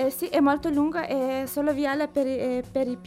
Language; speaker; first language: Italian; non-native, learner; Lithuanian